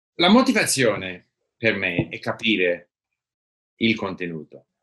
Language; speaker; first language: Italian; non-native, learner; English